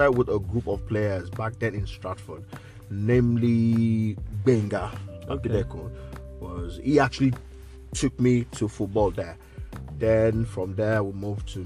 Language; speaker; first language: English; non-native, local second language; Yoruba